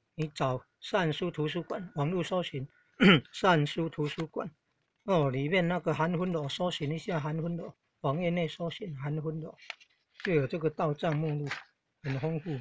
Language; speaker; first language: Chinese; non-native, local second language; Min Nan Chinese